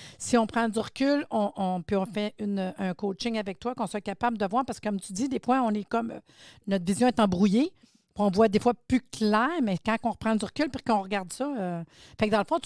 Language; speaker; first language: French; native; French